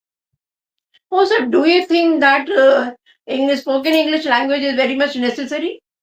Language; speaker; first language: English; non-native, local second language; Hindi